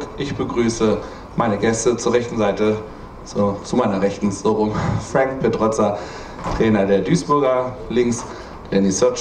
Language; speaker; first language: German; native; German